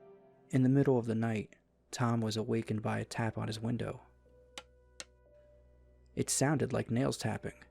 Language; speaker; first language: English; native; English